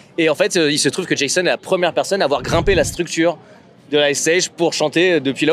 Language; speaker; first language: French; native; French